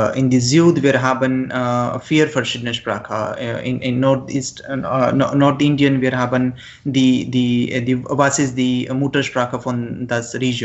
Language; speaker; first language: German; non-native, learner; Marathi